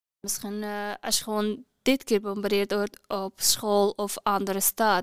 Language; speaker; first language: Dutch; non-native, learner; Persian